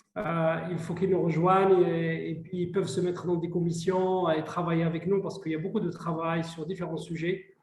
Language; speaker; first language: French; non-native, local second language; Arabic